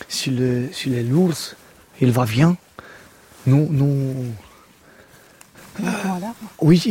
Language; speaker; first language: French; non-native, learner; Romanian